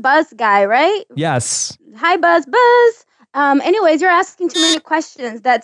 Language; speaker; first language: English; non-native, fluent; Portuguese